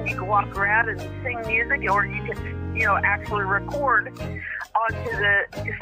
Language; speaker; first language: English; native; English